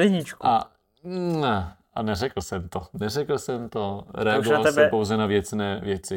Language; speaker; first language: Czech; native; Czech